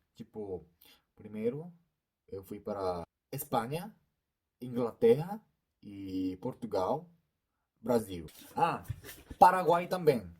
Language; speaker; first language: Portuguese; non-native, learner; Korean